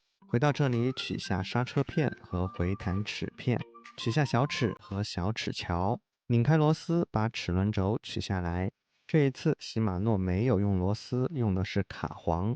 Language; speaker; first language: Chinese; native; Chinese